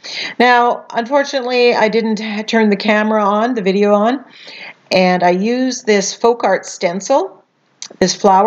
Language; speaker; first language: English; native; English